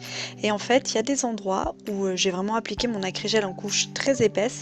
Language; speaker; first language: French; native; French